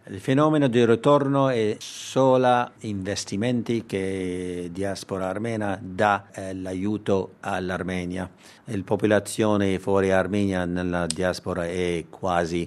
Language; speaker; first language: Italian; non-native, learner; Armenian